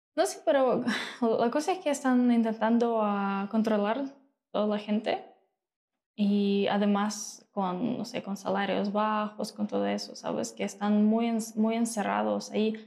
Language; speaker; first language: Spanish; non-native, fluent; Ukrainian